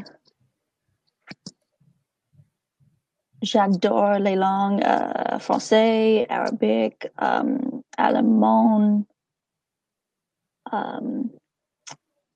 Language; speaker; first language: French; non-native, learner; English